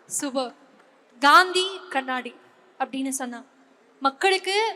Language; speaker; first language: Tamil; native; Tamil